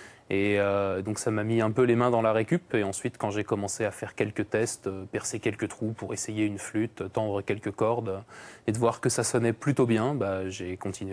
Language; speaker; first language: French; native; French